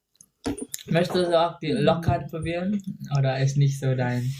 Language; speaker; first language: German; non-native, learner; Cebuano